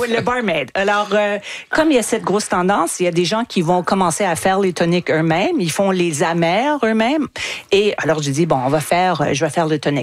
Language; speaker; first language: French; non-native, fluent; English